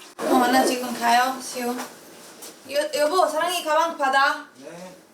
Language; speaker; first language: Korean; non-native, learner; Norwegian